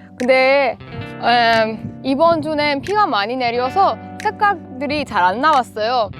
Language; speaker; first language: Korean; non-native, learner; Persian